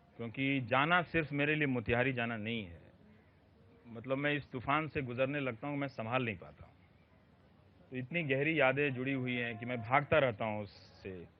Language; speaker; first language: Hindi; non-native, local second language; Bhojpuri